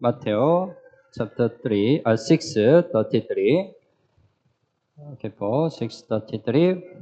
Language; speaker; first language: Filipino; non-native, learner; Korean